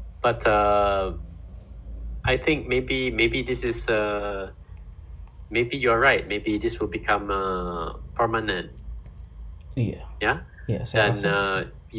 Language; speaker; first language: English; non-native, fluent; Indonesian